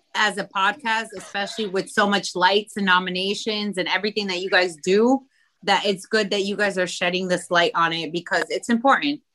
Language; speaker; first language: English; early bilingual, other home language; Spanish